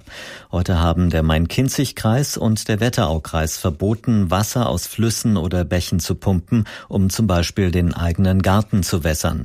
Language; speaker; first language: German; native; German